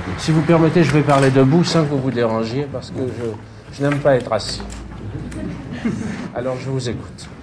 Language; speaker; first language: French; native; French